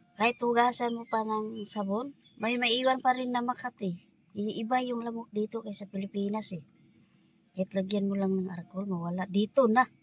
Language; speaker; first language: Filipino; non-native, local second language; Cebuano